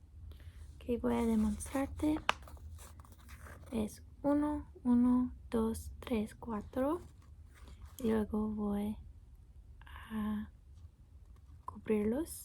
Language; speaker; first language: Spanish; non-native, learner; English